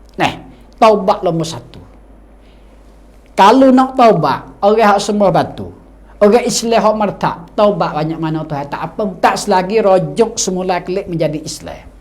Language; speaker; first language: Malay; native; Malay